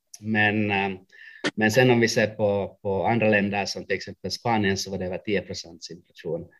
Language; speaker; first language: Swedish; non-native, local second language; Finnish